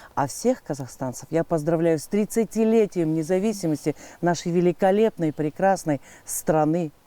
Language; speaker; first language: Russian; non-native, local second language; Kazakh